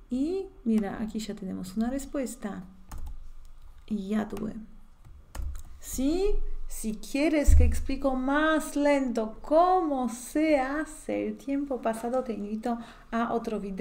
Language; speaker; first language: Spanish; non-native, fluent; Polish